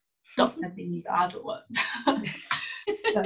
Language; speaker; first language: English; native; English